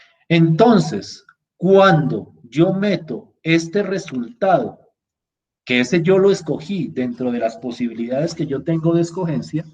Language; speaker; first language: Spanish; native; Spanish